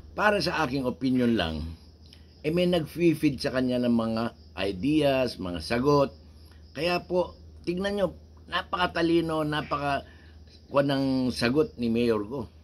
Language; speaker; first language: Filipino; native; Filipino